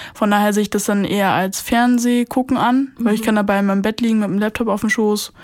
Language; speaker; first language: German; native; German